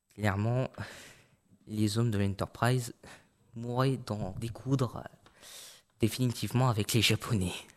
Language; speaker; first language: French; native; French